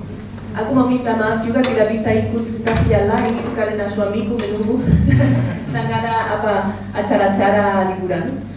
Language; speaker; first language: Indonesian; non-native, fluent; Spanish